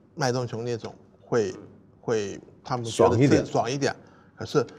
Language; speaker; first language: Chinese; non-native, fluent; Cantonese